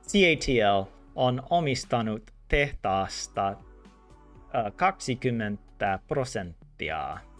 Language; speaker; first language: Finnish; non-native, learner; English